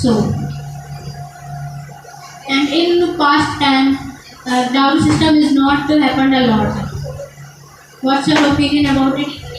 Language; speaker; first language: English; non-native, learner; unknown